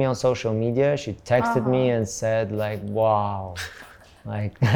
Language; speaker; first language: English; non-native, fluent; Russian